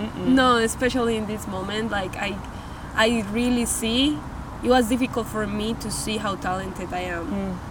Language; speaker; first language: English; non-native, fluent; Spanish